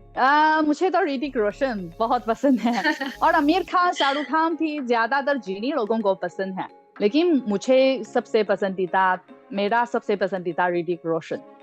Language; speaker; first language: Hindi; non-native, fluent; Chinese